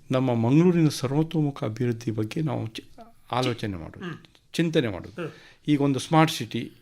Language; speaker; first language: Kannada; native; Kannada